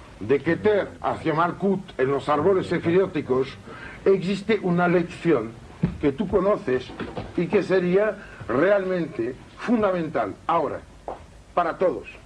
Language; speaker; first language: Spanish; non-native, fluent; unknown